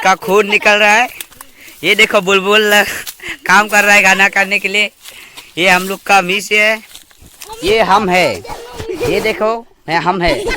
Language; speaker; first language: Hindi; non-native, local second language; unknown